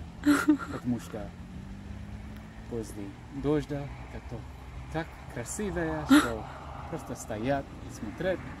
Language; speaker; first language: Russian; non-native, learner; English